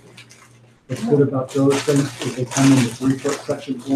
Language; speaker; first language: English; native; English